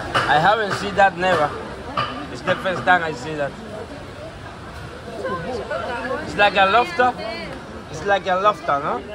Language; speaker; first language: English; non-native, learner; Spanish